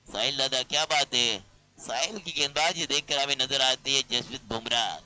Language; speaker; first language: Hindi; non-native, local second language; Marathi